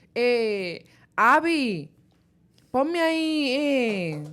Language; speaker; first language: Spanish; early bilingual, heritage; Spanish